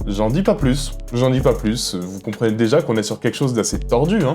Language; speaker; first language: French; native; French